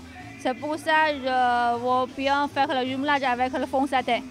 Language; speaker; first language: French; non-native, learner; Chinese